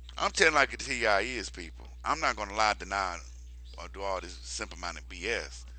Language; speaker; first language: English; native; English